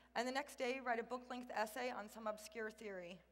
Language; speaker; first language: English; native; English